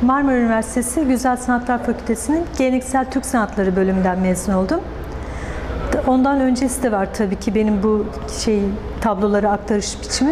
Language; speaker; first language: Turkish; native; Turkish